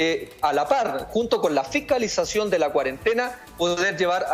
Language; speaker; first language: Spanish; native; Spanish